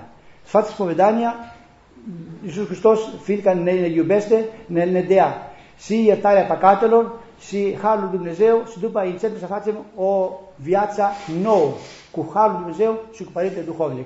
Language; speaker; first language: Romanian; non-native, learner; Greek